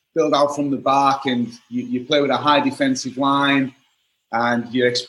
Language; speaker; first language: English; native; English